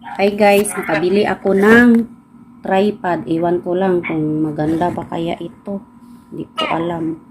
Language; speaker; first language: Filipino; non-native, local second language; Cebuano